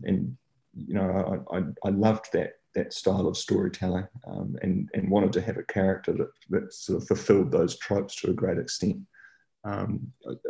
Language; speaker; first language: English; native; English